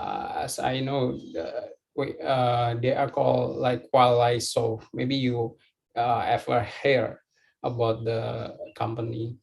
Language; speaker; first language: English; non-native, fluent; Indonesian